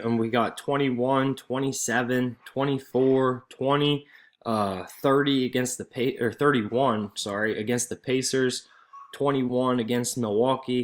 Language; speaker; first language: English; native; English